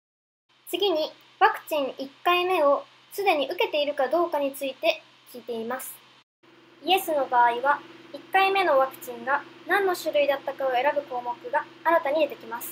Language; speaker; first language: Japanese; early bilingual, heritage; Japanese